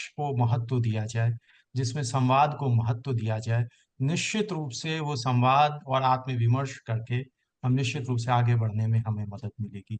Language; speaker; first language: Hindi; native; Hindi